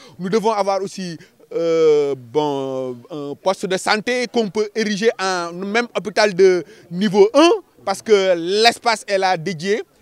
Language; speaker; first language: French; non-native, local second language; Wolof